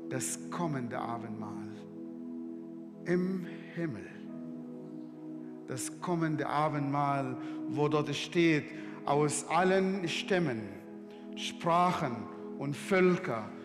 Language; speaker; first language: German; non-native, fluent; Arabic